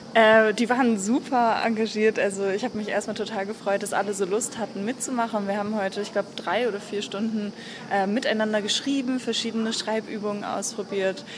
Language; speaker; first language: German; native; German